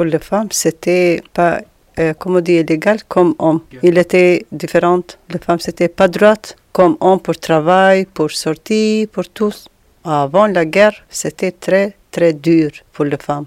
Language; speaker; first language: French; non-native, learner; Albanian